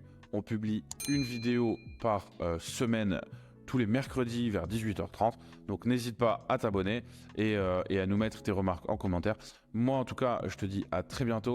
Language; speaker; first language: French; native; French